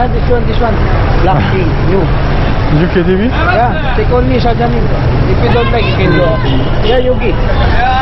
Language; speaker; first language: English; non-native, learner; Japanese